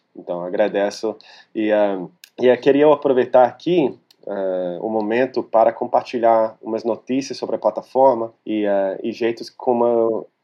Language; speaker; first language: Portuguese; non-native, fluent; English